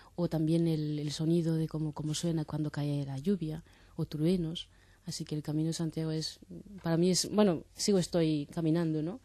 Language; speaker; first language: Spanish; non-native, fluent; Japanese